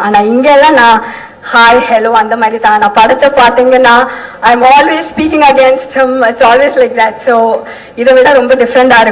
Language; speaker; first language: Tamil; non-native, learner; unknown